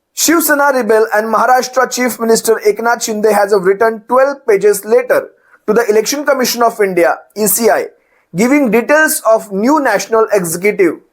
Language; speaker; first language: English; non-native, local second language; Marathi